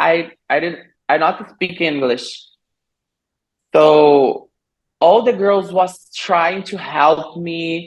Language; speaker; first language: English; non-native, learner; Portuguese